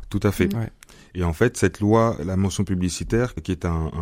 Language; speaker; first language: French; native; French